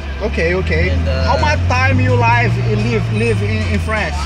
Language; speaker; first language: English; non-native, learner; Portuguese